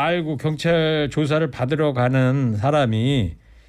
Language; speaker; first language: Korean; native; Korean